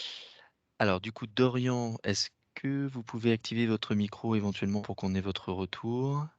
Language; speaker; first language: French; native; French